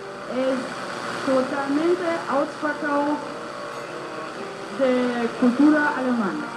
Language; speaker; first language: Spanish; non-native, learner; German